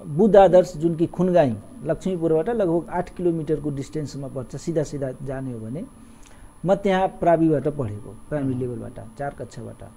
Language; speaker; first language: Nepali; non-native, local second language; Awadhi